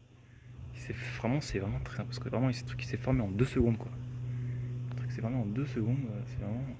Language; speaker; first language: French; native; French